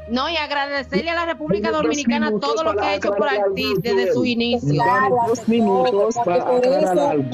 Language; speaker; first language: Spanish; native; Spanish